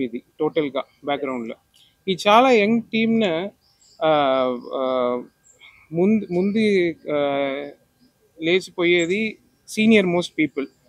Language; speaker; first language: Telugu; non-native, local second language; Tamil